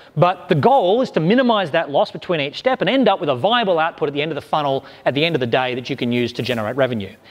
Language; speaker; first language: English; native; English